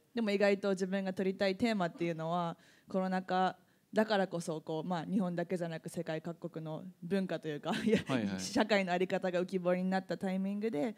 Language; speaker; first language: Japanese; native; Japanese